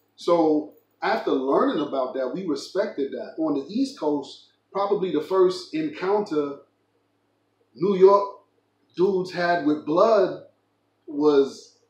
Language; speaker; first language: English; native; English